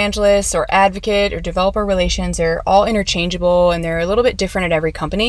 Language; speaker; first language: English; native; English